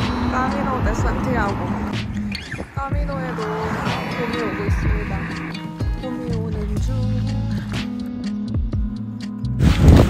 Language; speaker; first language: Korean; native; Korean